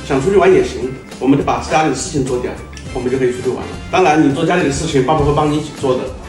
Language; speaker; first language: Chinese; native; Chinese